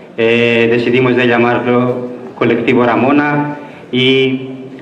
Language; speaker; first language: Spanish; non-native, learner; Greek